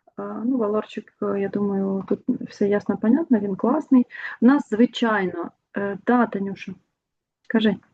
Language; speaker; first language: Ukrainian; non-native, local second language; Russian